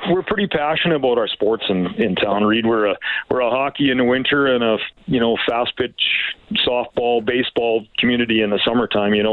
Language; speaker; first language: English; native; English